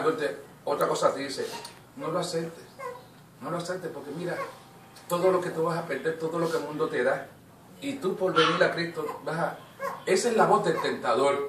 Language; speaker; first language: Spanish; native; Spanish